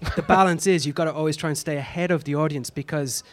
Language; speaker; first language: English; native; English